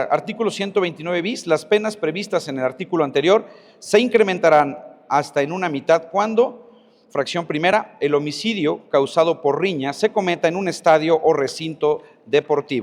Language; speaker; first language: Spanish; native; Spanish